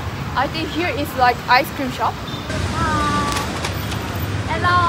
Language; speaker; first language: English; non-native, learner; Korean